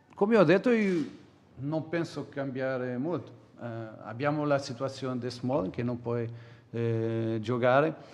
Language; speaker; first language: Italian; non-native, fluent; Portuguese